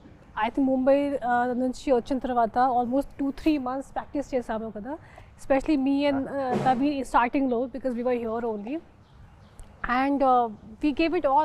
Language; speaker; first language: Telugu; non-native, local second language; Hindi